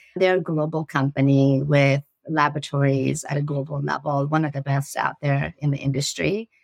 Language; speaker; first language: English; early bilingual, other home language; Persian